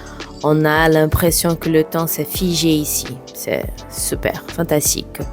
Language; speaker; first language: French; non-native, fluent; Portuguese